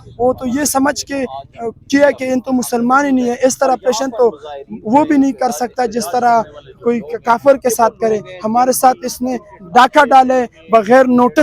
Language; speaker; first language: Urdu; non-native, local second language; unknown